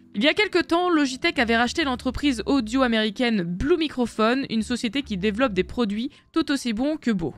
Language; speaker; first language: French; native; French